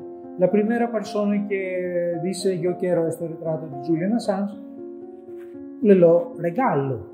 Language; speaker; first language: Spanish; non-native, fluent; Greek